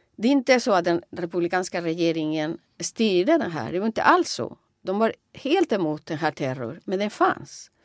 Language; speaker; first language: Swedish; non-native, fluent; Spanish